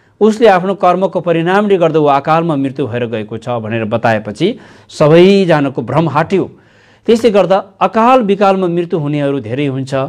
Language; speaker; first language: Nepali; non-native, local second language; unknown